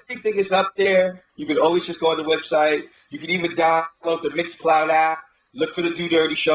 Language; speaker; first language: English; native; English